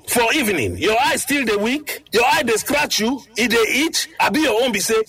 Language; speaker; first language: Nigerian Pidgin; native; Nigerian Pidgin